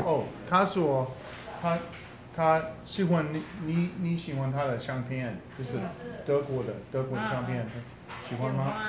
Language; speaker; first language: Chinese; non-native, learner; English